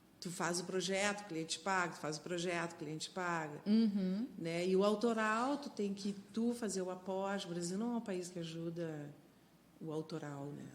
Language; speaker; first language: Portuguese; non-native, fluent; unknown